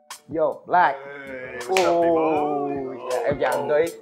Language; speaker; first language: Vietnamese; native; Vietnamese